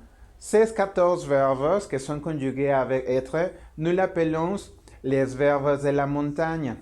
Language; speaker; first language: French; non-native, learner; Spanish